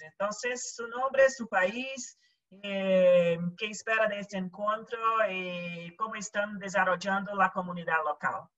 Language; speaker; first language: Spanish; non-native, local second language; Portuguese